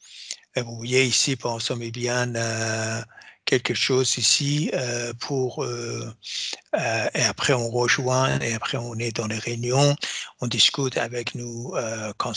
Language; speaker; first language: French; non-native, fluent; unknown